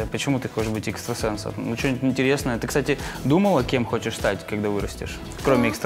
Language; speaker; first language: Russian; native; Russian